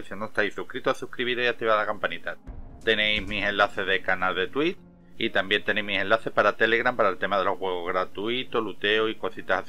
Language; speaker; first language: Spanish; native; Spanish